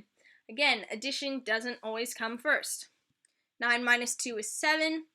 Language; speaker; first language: English; native; English